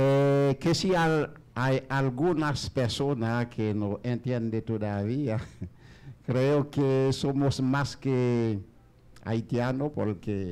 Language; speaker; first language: Spanish; non-native, learner; Haitian Creole